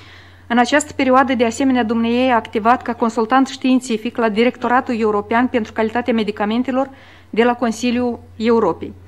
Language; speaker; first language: Romanian; native; Romanian